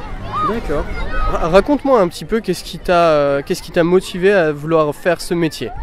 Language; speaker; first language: French; native; French